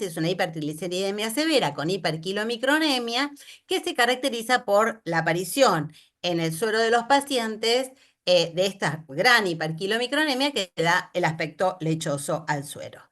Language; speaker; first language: Spanish; native; Spanish